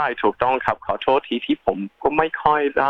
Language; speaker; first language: Thai; early bilingual, heritage; Thai